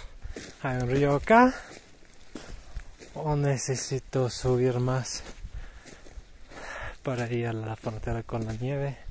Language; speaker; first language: Spanish; non-native, learner; German